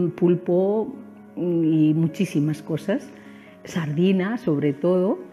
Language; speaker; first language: Spanish; native; Spanish